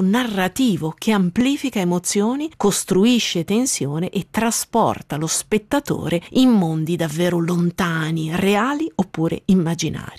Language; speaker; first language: Italian; native; Italian